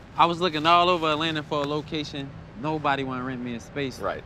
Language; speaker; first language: English; native; English